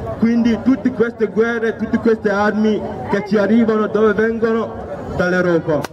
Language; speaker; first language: Italian; non-native, fluent; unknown